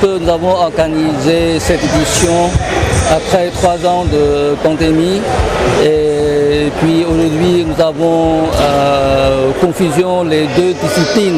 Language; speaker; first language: French; non-native, fluent; Chinese